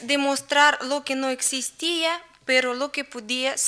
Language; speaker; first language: Spanish; non-native, learner; Russian